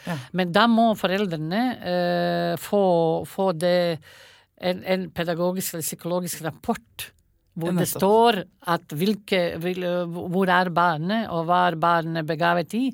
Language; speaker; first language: Norwegian; non-native, fluent; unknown